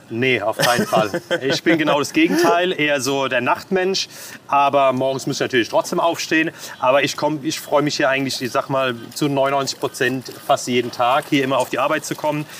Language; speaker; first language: German; native; German